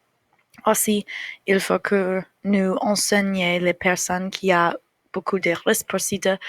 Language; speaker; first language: French; non-native, learner; English